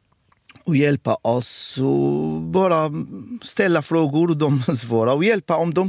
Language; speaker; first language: Swedish; non-native, fluent; Arabic